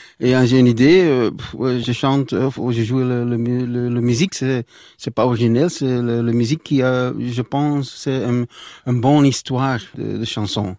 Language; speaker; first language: French; non-native, local second language; Dutch